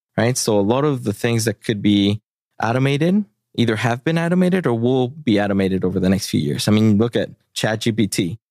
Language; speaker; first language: English; early bilingual, other home language; Spanish